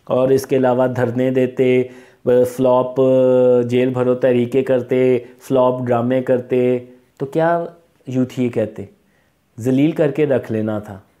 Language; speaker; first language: Urdu; non-native, local second language; Punjabi